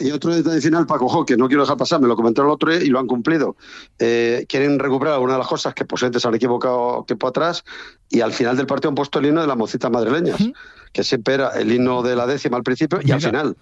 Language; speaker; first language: Spanish; native; Spanish